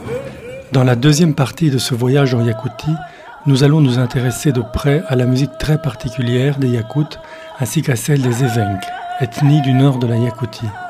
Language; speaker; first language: French; native; French